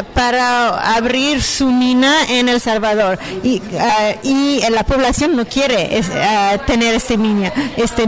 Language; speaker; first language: Spanish; non-native, fluent; French